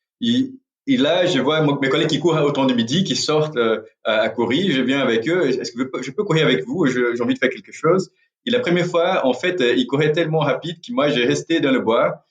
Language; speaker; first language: French; non-native, fluent; Portuguese